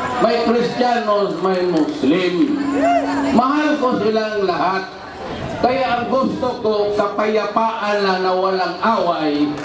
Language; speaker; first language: Filipino; non-native, local second language; Cebuano